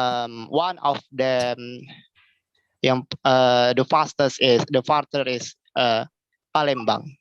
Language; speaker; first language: English; non-native, learner; Indonesian